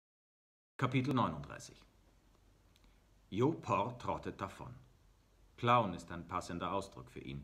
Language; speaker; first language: German; native; German